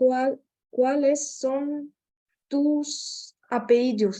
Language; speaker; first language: Spanish; non-native, learner; Bulgarian